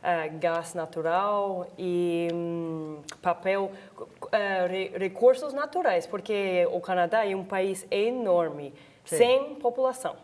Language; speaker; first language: Portuguese; non-native, fluent; English